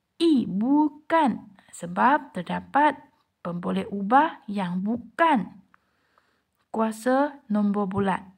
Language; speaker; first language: Malay; non-native, local second language; Chinese